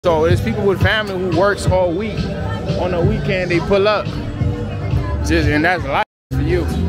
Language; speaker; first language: English; native; English